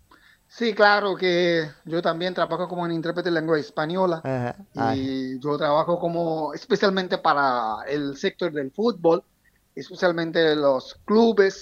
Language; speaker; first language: Spanish; non-native, fluent; Bangla